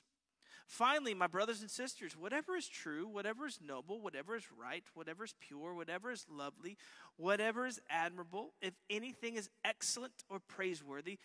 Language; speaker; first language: English; native; English